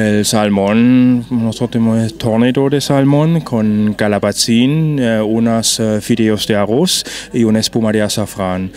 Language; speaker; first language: Spanish; non-native, fluent; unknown